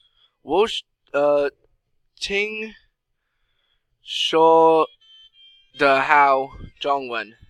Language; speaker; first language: Chinese; non-native, learner; English